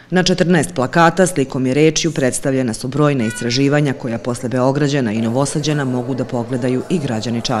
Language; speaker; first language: Serbian; native; Serbian